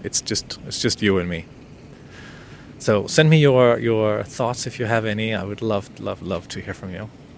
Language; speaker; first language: English; non-native, fluent; Danish